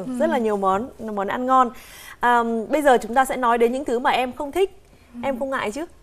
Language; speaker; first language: Vietnamese; native; Vietnamese